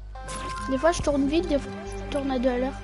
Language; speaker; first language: French; native; French